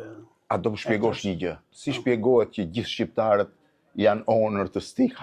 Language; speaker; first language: Albanian; native; Albanian